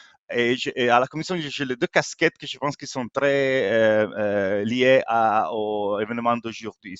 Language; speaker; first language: French; non-native, fluent; Italian